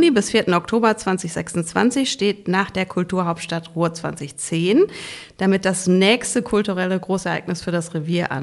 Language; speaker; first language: German; native; German